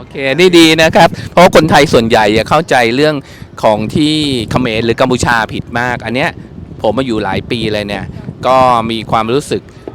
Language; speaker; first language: Thai; native; Thai